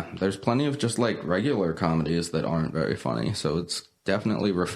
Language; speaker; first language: English; native; English